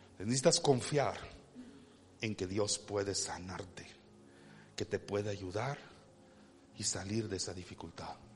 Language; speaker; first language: Spanish; early bilingual, heritage; Spanish